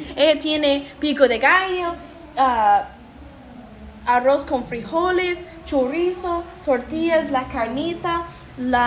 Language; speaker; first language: Spanish; non-native, fluent; English